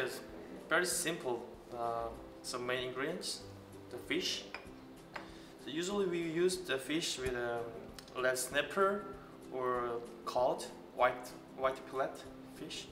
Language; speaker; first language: English; non-native, learner; Korean